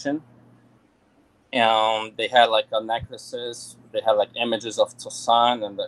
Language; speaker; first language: English; non-native, fluent; Portuguese